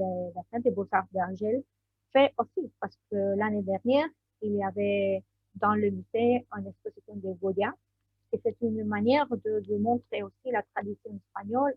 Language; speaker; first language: French; non-native, learner; Spanish